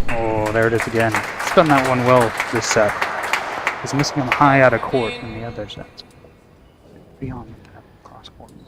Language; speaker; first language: English; native; English